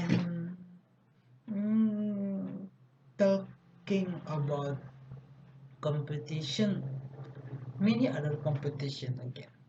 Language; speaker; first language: English; non-native, learner; Indonesian